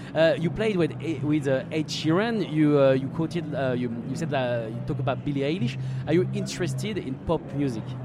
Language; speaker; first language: English; non-native, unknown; French